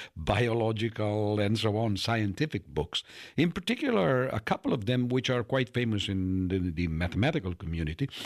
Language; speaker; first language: English; non-native, fluent; Italian